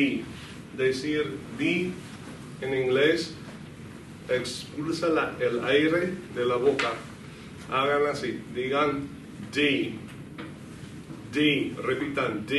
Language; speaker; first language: Spanish; non-native, fluent; English